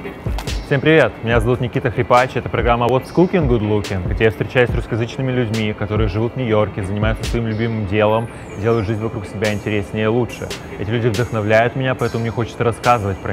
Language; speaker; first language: Russian; native; Russian